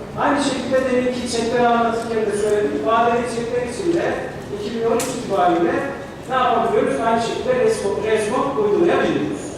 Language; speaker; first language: Turkish; native; Turkish